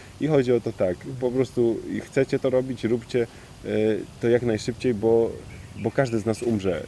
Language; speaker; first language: Polish; native; Polish